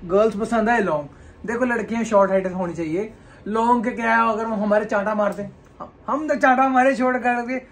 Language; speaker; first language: Hindi; native; Hindi